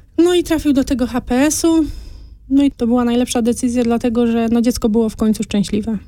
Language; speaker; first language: Polish; native; Polish